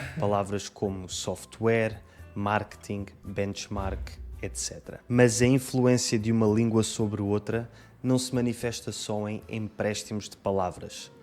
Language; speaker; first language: Portuguese; native; Portuguese